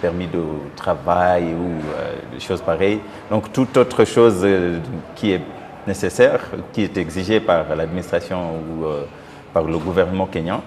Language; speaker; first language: French; non-native, fluent; Swahili